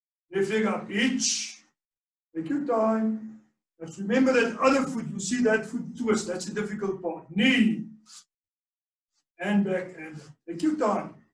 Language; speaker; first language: English; non-native, local second language; Afrikaans